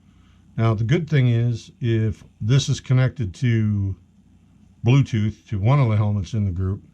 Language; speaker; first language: English; native; English